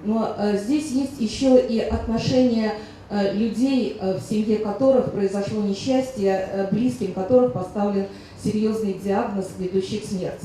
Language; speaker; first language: Russian; native; Russian